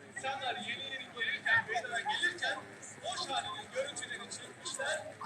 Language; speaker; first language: Turkish; native; Turkish